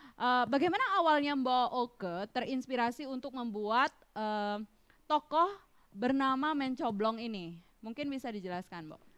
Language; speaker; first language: Indonesian; native; Indonesian